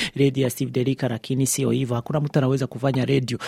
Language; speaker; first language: Swahili; native; Swahili